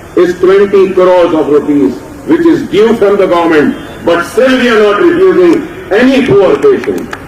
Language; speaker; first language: English; non-native, local second language; Urdu